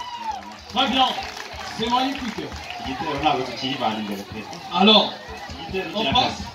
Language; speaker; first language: French; non-native, local second language; Kinyarwanda